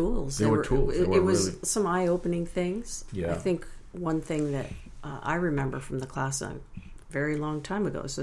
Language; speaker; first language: English; native; English